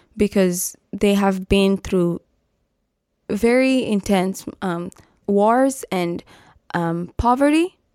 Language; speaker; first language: English; non-native, local second language; Meru